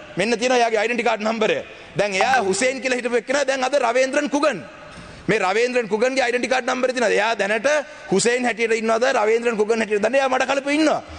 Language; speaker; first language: Sinhala; non-native, local second language; Tamil